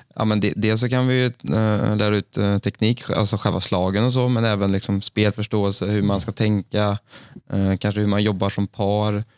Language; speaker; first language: Swedish; native; Swedish